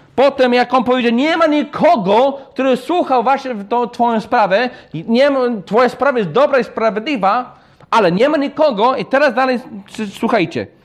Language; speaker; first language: Polish; non-native, fluent; English